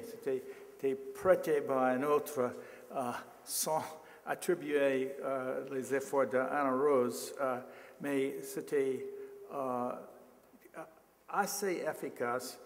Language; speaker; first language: French; non-native, learner; English